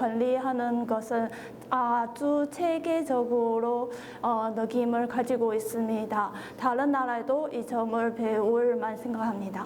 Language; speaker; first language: Korean; non-native, fluent; Chinese